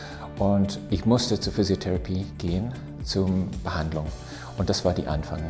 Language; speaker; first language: German; non-native, fluent; English